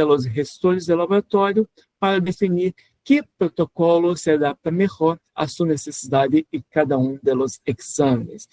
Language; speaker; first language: Spanish; non-native, fluent; Portuguese